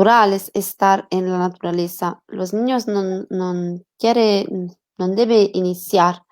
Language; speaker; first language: Spanish; non-native, learner; Italian